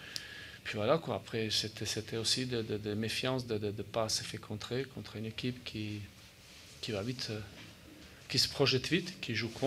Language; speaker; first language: French; native; French